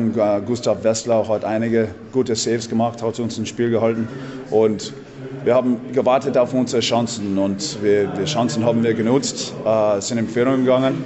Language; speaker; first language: German; non-native, fluent; English